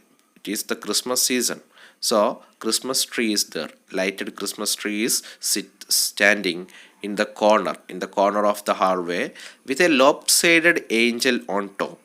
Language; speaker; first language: English; non-native, local second language; Malayalam